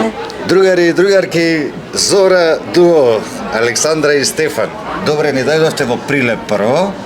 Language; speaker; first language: Macedonian; native; Macedonian